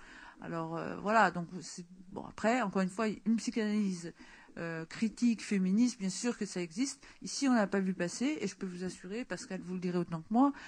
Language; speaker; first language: French; native; French